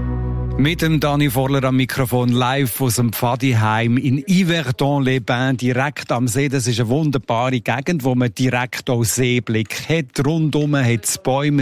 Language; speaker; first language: German; native; German